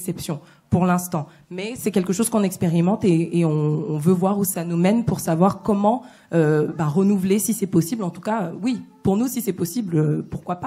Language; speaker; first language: French; native; French